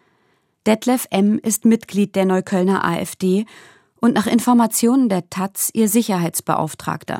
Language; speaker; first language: German; native; German